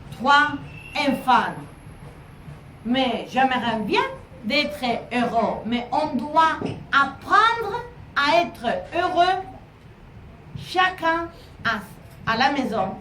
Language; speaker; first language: French; non-native, learner; Spanish